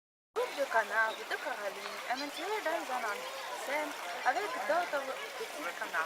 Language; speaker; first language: French; non-native, learner; Russian